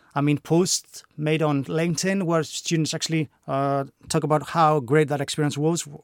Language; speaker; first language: English; non-native, fluent; Greek